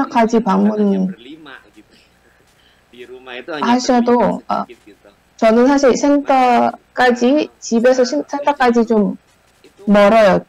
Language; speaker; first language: Korean; non-native, learner; Indonesian